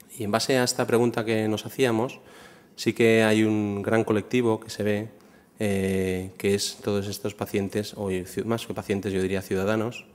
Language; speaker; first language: Spanish; non-native, local second language; Catalan